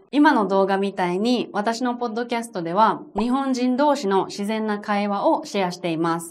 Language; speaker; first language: Japanese; native; Japanese